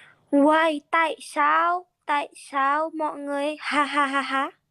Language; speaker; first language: Vietnamese; non-native, learner; Indonesian